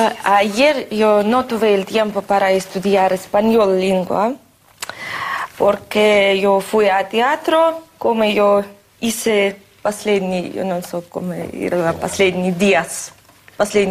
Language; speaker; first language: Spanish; non-native, learner; Russian